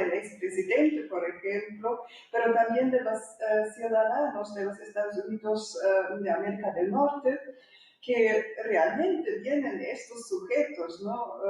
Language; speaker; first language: Spanish; non-native, fluent; German